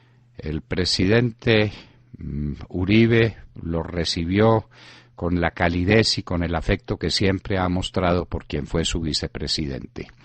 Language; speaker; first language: Spanish; native; Spanish